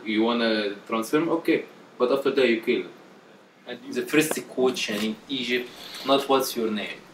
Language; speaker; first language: English; non-native, learner; Arabic